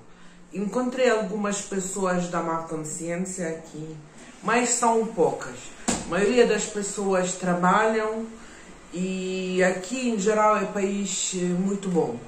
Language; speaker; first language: Portuguese; non-native, fluent; Ukrainian